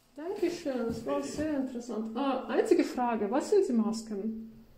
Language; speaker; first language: German; non-native, learner; Russian